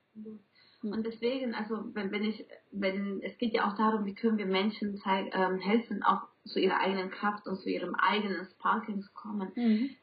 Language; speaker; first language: German; non-native, fluent; Spanish